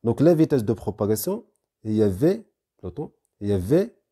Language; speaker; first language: French; non-native, local second language; Arabic